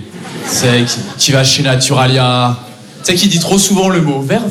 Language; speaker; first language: French; native; French